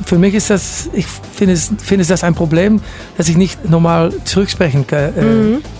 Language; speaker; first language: German; non-native, learner; Dutch